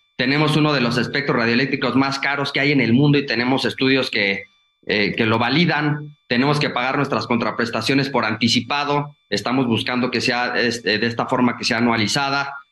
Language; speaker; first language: Spanish; native; Spanish